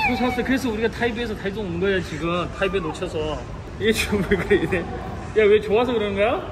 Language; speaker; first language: Korean; native; Korean